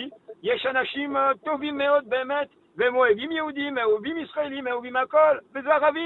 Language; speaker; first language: Hebrew; non-native, learner; French